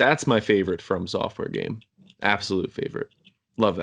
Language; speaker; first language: English; native; English